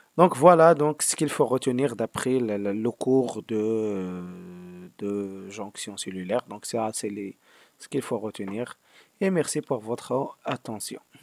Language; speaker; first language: French; non-native, local second language; Arabic